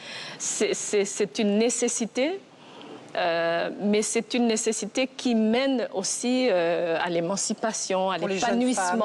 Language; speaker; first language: French; non-native, local second language; Kinyarwanda